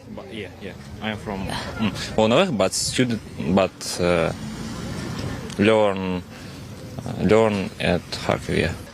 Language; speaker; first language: English; non-native, learner; Russian